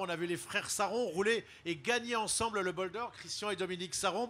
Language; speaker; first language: French; native; French